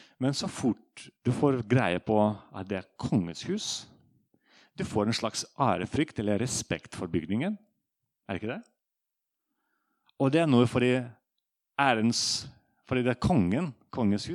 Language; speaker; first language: Norwegian; non-native, fluent; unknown